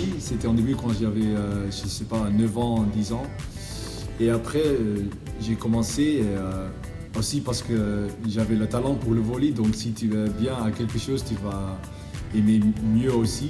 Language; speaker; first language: French; non-native, learner; Dutch